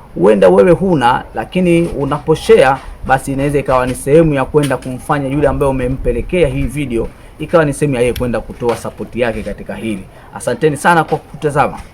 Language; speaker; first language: Swahili; native; Swahili